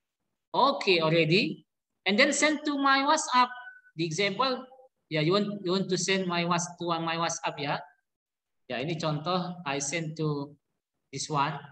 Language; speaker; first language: English; non-native, learner; Indonesian